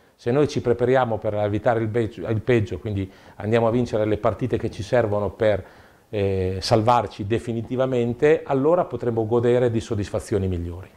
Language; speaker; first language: Italian; native; Italian